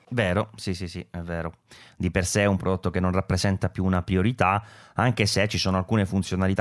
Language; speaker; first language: Italian; native; Italian